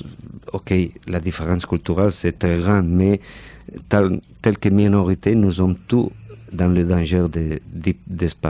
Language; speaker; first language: French; non-native, fluent; Catalan